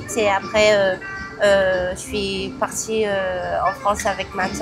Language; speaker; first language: French; early bilingual, other home language; Cantonese